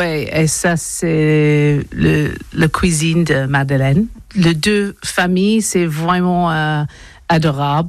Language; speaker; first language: French; non-native, learner; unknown